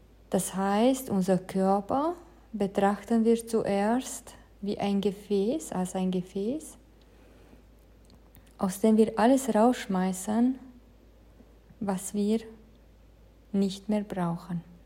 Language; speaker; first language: German; non-native, fluent; Hungarian